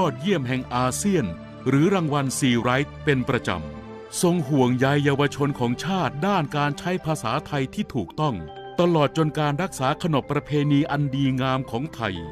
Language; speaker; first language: Thai; native; Thai